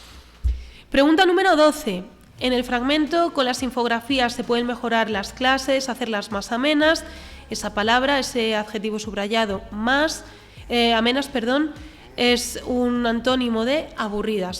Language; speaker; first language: Spanish; native; Spanish